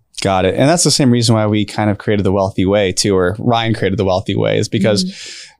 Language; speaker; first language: English; native; English